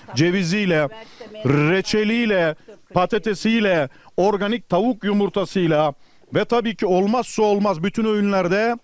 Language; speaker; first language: Turkish; native; Turkish